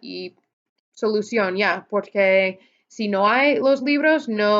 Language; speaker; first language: Spanish; non-native, fluent; English